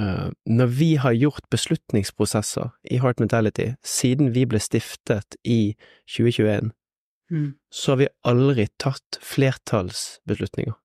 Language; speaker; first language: Norwegian; native; Norwegian